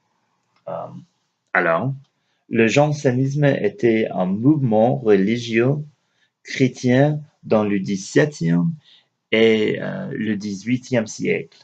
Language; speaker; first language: French; non-native, learner; English